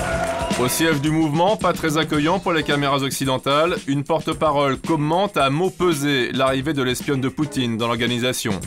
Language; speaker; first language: French; native; French